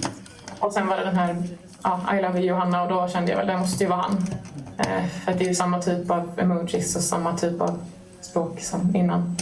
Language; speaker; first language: Swedish; native; Swedish